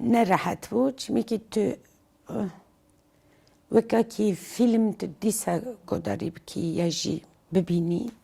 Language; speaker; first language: Kurdish; non-native, local second language; Turkish